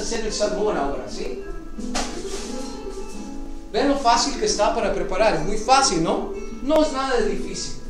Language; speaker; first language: Spanish; early bilingual, other home language; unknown